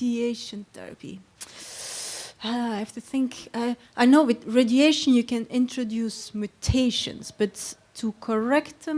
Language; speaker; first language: English; non-native, fluent; Dutch